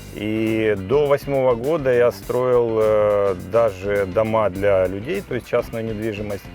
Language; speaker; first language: Russian; native; Russian